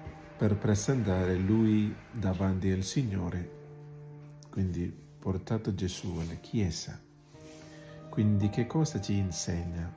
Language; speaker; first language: Italian; non-native, learner; Malayalam